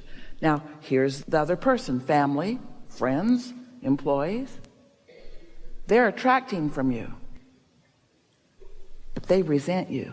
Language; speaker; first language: English; native; English